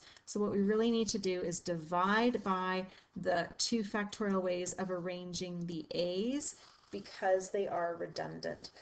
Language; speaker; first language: English; native; English